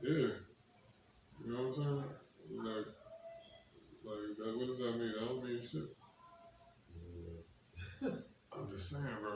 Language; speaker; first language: English; native; English